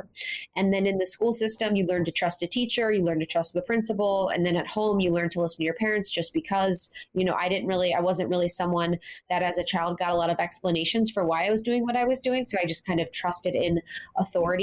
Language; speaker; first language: English; native; English